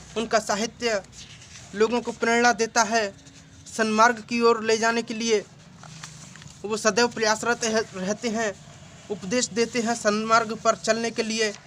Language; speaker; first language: Hindi; native; Hindi